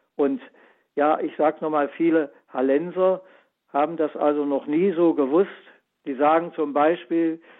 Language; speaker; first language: German; native; German